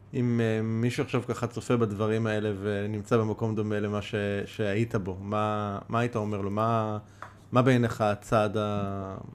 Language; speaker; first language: Hebrew; native; Hebrew